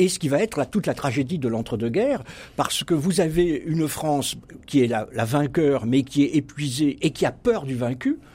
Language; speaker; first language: French; native; French